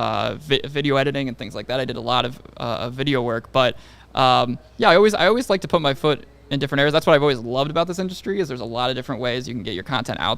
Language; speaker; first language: English; native; English